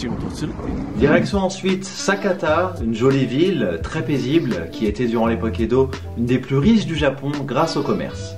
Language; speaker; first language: French; native; French